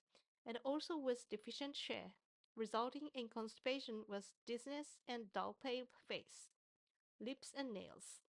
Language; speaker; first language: English; non-native, fluent; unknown